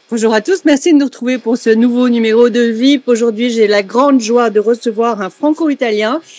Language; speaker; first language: French; native; French